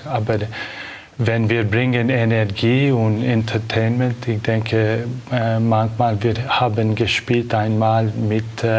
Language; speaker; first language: German; non-native, learner; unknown